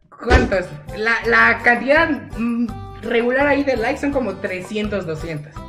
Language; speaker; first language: Spanish; native; Spanish